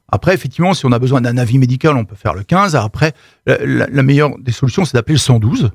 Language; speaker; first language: French; native; French